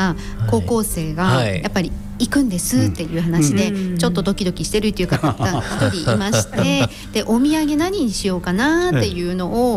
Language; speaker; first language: Japanese; native; Japanese